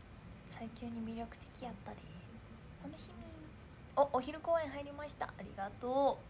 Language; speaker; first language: Japanese; native; Japanese